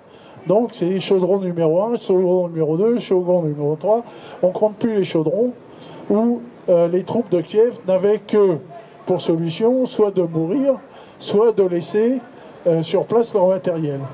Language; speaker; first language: French; native; French